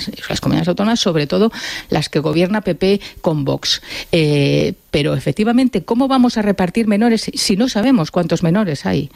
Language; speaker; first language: Spanish; native; Spanish